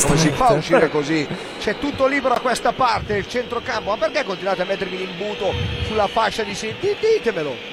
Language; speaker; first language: Italian; native; Italian